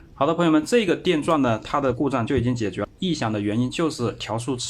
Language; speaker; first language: Chinese; native; Chinese